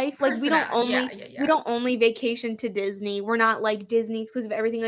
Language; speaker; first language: English; native; English